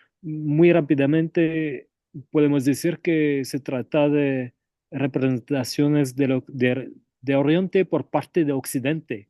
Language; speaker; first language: Spanish; non-native, fluent; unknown